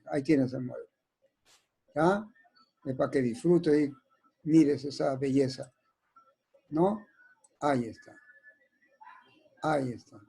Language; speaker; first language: Spanish; native; Spanish